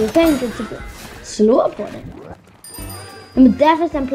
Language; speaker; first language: Swedish; non-native, learner; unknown